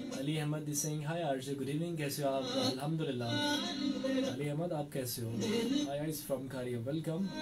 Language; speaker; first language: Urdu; non-native, local second language; Punjabi